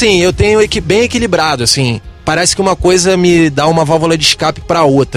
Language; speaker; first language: Portuguese; native; Portuguese